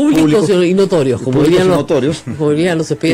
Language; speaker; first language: Spanish; native; Spanish